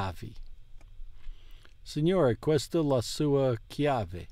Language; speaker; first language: Italian; non-native, learner; English